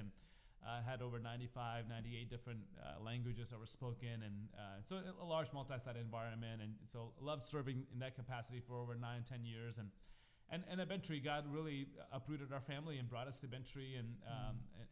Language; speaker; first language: English; non-native, local second language; Malayalam